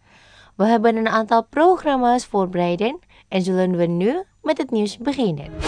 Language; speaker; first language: Dutch; non-native, learner; Indonesian